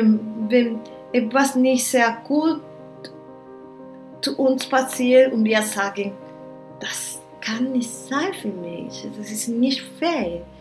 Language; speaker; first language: German; non-native, learner; Spanish